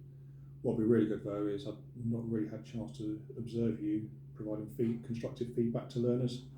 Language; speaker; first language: English; native; English